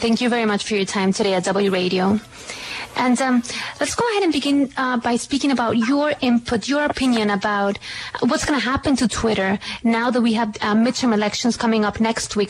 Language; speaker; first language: English; non-native, fluent; Spanish